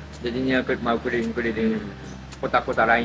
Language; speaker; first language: Indonesian; non-native, fluent; Japanese